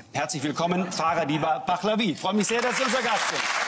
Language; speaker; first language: German; native; German